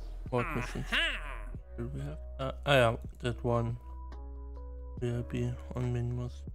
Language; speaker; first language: English; non-native, learner; German